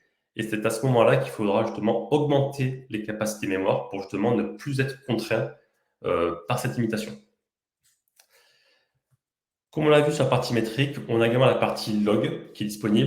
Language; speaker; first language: French; native; French